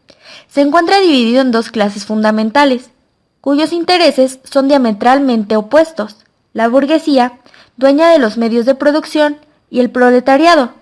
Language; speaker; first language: Spanish; native; Spanish